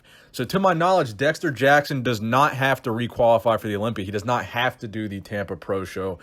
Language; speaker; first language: English; native; English